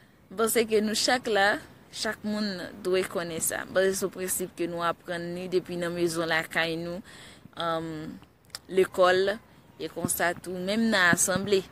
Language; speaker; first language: French; non-native, learner; Haitian Creole